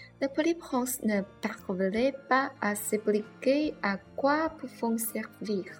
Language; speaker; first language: French; non-native, learner; Chinese